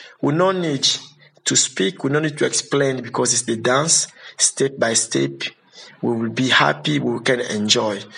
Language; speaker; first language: English; non-native, learner; Lingala